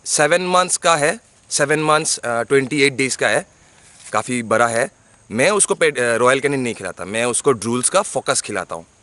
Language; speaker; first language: Hindi; non-native, local second language; Bangla